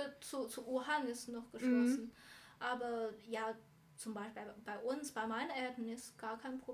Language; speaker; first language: German; non-native, learner; Chinese